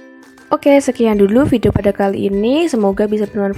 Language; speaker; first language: Indonesian; native; Indonesian